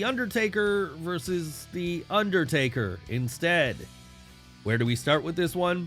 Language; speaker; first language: English; native; English